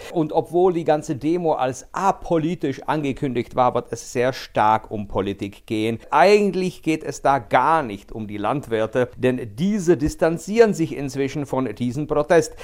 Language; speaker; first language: German; non-native, fluent; Czech